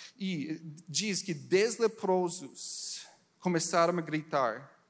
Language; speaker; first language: Portuguese; non-native, learner; English